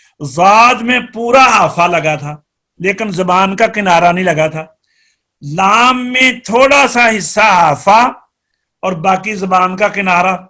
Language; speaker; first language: Urdu; non-native, local second language; Punjabi